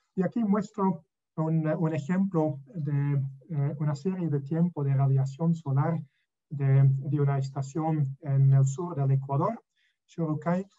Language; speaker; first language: Spanish; non-native, fluent; Dutch